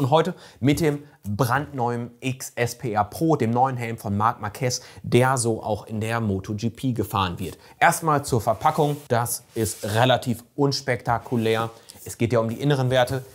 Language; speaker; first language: German; native; German